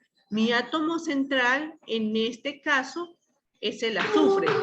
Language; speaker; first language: Spanish; native; Spanish